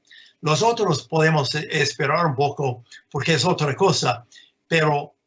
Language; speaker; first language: Spanish; non-native, fluent; English